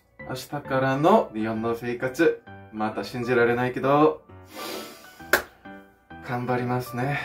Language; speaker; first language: Japanese; non-native, fluent; Korean